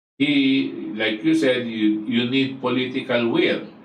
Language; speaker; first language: English; non-native, local second language; Filipino